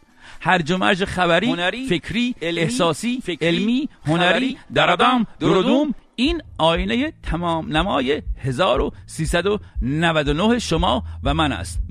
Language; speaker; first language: Persian; native; Persian